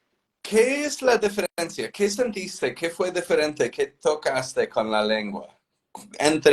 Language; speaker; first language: Spanish; non-native, fluent; English